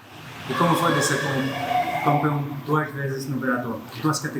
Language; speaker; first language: Portuguese; non-native, learner; French